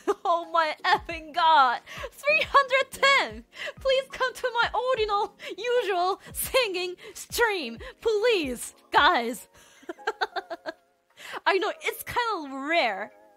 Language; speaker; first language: English; non-native, fluent; Japanese